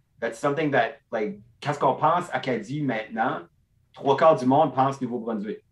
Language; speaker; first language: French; non-native, local second language; English